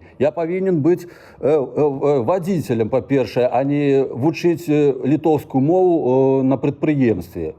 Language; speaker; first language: Ukrainian; non-native, learner; Belarusian